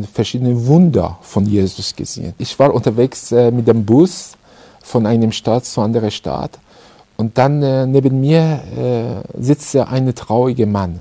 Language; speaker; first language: German; non-native, fluent; Persian